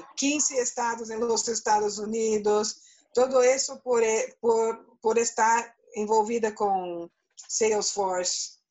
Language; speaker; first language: Spanish; non-native, learner; Portuguese